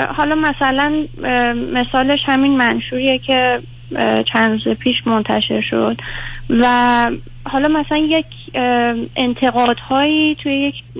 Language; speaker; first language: Persian; early bilingual, heritage; Persian